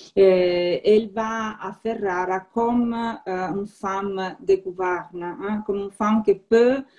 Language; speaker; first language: French; non-native, learner; Italian